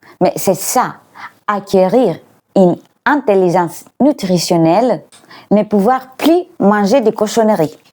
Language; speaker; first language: French; non-native, fluent; Greek